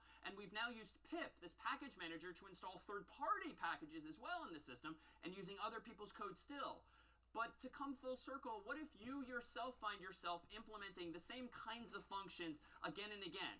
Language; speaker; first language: English; native; English